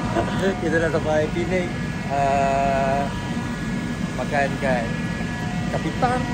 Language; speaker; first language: Malay; native; Malay